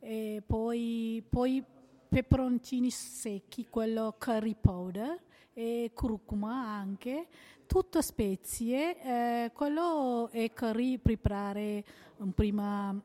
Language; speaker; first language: Italian; non-native, learner; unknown